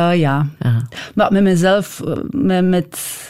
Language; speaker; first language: Dutch; non-native, fluent; Romanian